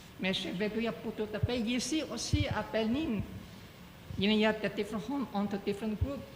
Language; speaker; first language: French; non-native, learner; Chinese